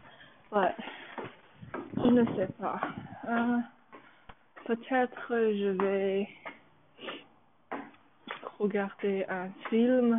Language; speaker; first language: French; non-native, learner; English